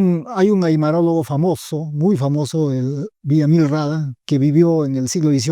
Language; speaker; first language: Spanish; native; Spanish